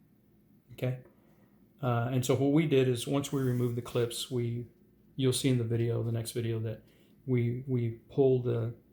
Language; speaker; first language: English; native; English